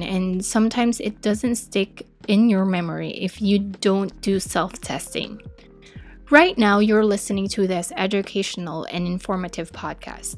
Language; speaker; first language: English; non-native, local second language; Filipino